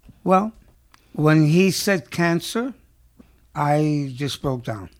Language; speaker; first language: English; early bilingual, other home language; Spanish